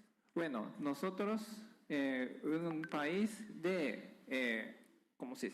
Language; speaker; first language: Spanish; non-native, fluent; Japanese